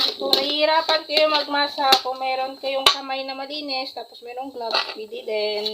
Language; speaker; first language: Filipino; non-native, local second language; Hiligaynon